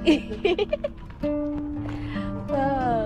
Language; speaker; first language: French; non-native, learner; English